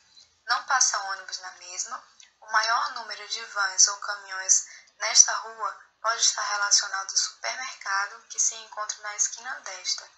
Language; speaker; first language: Portuguese; native; Portuguese